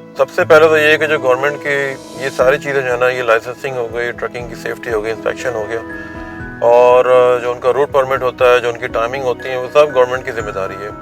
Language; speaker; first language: Urdu; native; Urdu